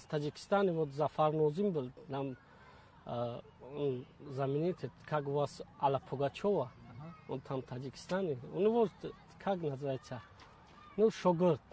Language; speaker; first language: Russian; non-native, learner; Tajik